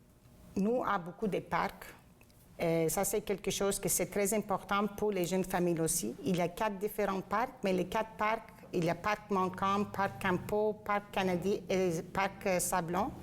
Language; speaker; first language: French; non-native, fluent; Greek